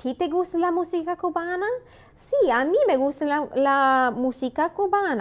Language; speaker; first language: Spanish; non-native, fluent; English